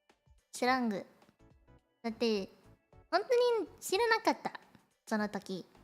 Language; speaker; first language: Japanese; non-native, learner; Cantonese